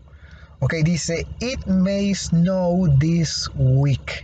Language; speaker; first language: English; non-native, fluent; Spanish